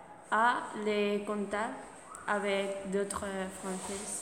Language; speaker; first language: French; non-native, learner; Spanish